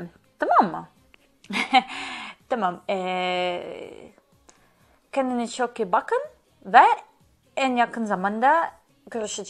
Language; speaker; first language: Turkish; non-native, learner; Bosnian